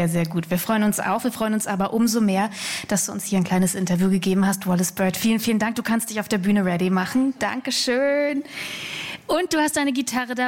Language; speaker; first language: German; native; German